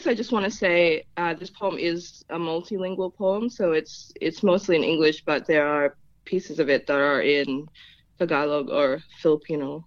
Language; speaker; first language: English; non-native, local second language; Filipino